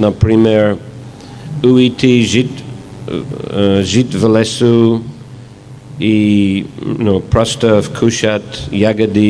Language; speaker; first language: Russian; non-native, fluent; English